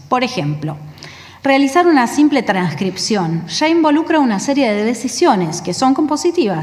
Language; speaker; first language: Spanish; native; Spanish